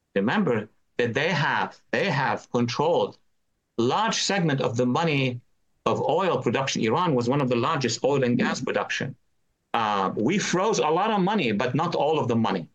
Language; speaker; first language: English; non-native, fluent; Arabic